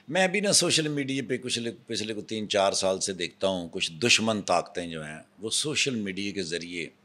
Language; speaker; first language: Urdu; non-native, local second language; Punjabi